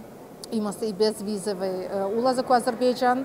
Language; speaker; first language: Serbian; non-native, fluent; Azerbaijani